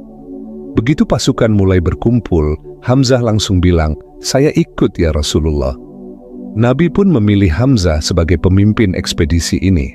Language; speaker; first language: Indonesian; native; Indonesian